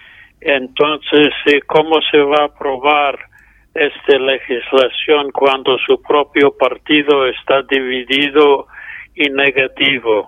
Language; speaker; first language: Spanish; non-native, fluent; English